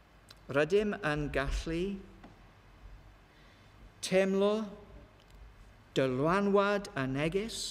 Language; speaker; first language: Welsh; non-native, learner; English